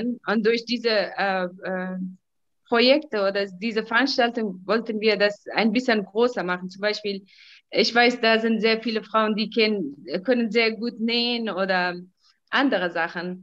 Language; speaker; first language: German; non-native, fluent; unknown